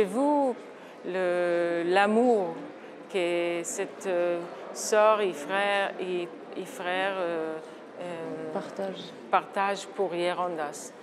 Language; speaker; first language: French; non-native, fluent; Hebrew